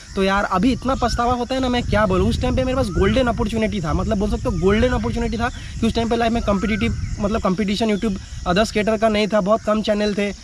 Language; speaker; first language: Hindi; non-native, local second language; Bangla